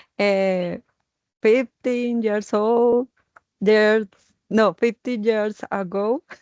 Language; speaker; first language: English; non-native, learner; Spanish